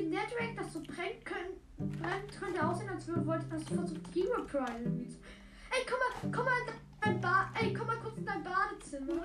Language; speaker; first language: German; native; German